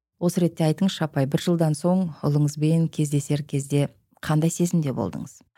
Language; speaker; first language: Kazakh; native; Kazakh